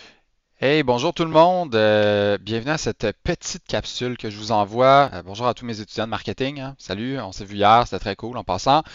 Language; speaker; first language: French; native; French